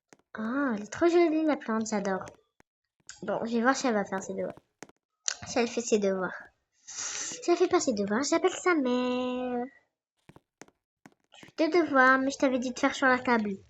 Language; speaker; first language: French; native; French